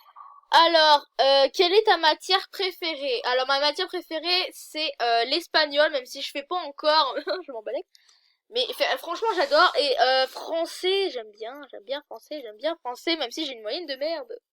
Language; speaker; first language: French; native; French